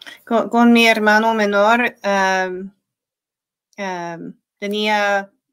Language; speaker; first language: Spanish; non-native, learner; English